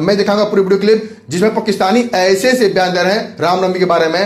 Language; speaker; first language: Hindi; native; Hindi